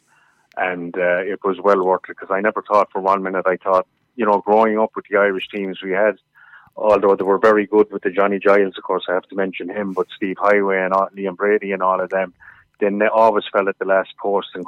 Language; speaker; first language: English; native; English